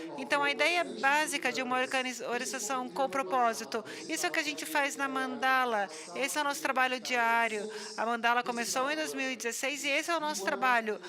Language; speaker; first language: Portuguese; non-native, fluent; English